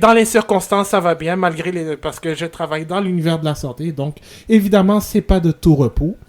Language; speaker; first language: French; native; French